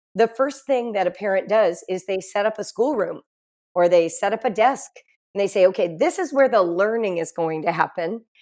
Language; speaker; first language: English; native; English